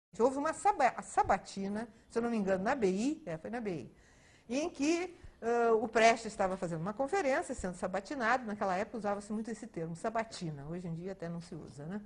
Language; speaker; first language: Portuguese; early bilingual, other home language; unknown